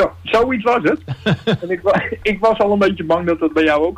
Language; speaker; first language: Dutch; native; Dutch